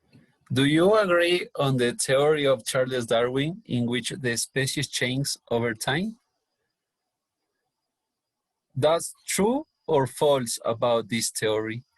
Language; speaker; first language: English; non-native, learner; Spanish